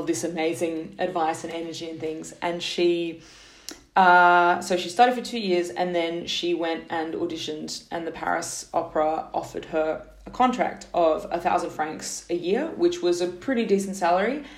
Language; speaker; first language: English; native; English